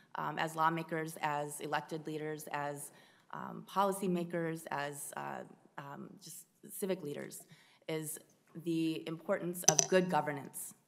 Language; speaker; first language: English; native; English